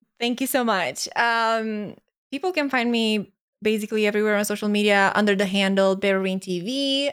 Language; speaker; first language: English; non-native, fluent; Romanian